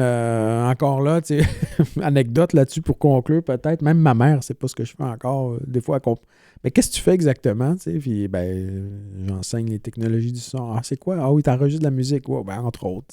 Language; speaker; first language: French; native; French